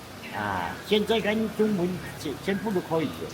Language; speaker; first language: Chinese; non-native, local second language; Hakka Chinese